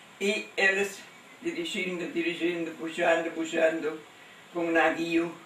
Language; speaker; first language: Portuguese; non-native, local second language; German